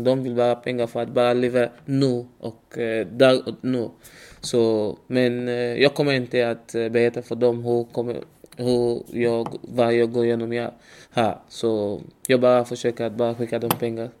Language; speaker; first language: Swedish; non-native, learner; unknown